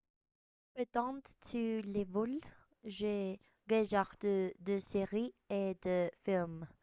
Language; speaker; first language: French; non-native, learner; Spanish